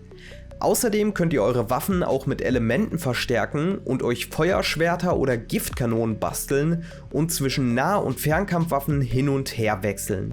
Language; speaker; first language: German; native; German